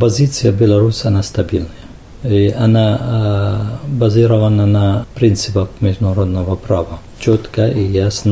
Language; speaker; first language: Russian; non-native, fluent; Arabic